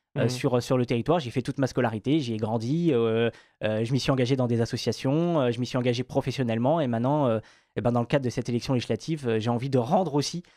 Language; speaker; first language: French; native; French